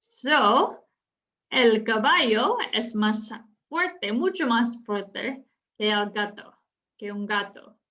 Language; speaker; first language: Spanish; non-native, fluent; English